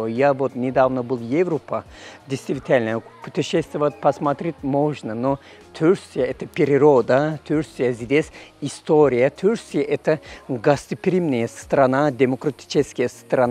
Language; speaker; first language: Russian; non-native, learner; Turkish